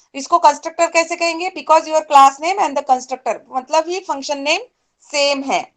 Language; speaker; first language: Hindi; non-native, local second language; Marathi